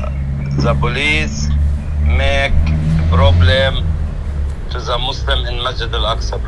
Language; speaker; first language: English; non-native, learner; Arabic